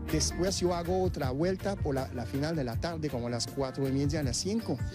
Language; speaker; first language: Spanish; non-native, fluent; French